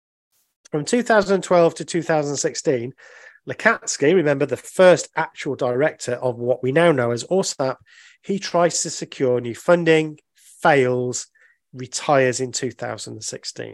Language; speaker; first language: English; native; English